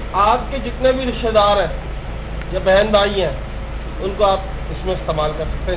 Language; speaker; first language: Urdu; native; Urdu